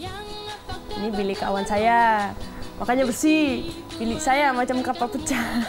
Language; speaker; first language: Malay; non-native, local second language; Indonesian